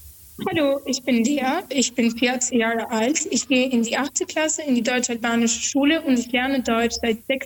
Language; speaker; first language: German; non-native, learner; Albanian